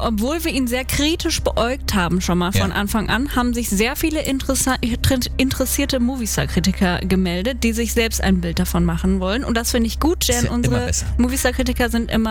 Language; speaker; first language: German; native; German